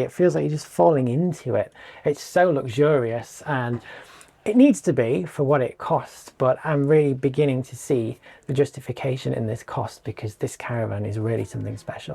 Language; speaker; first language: English; native; English